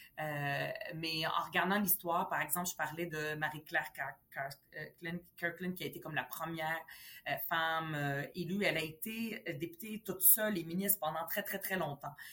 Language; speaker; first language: French; early bilingual, other home language; Arabic